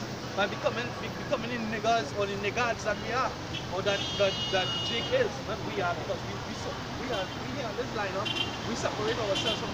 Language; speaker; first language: English; native; English